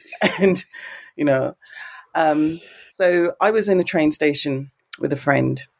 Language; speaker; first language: English; native; English